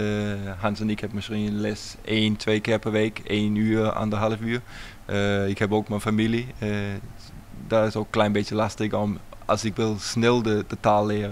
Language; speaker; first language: Dutch; non-native, learner; Danish